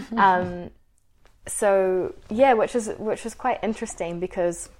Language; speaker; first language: English; native; English